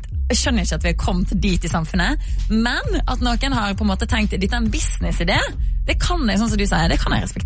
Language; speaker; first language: Norwegian; native; Norwegian